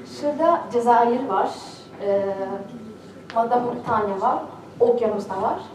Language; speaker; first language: Turkish; non-native, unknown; Arabic